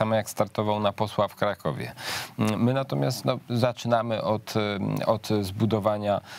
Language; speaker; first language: Polish; native; Polish